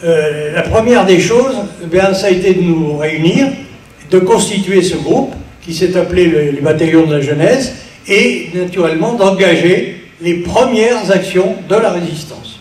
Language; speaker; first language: French; native; French